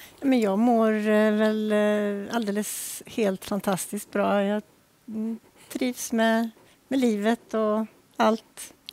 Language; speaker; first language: Swedish; native; Swedish